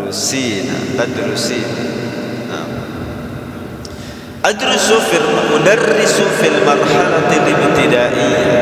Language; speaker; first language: Arabic; non-native, fluent; Indonesian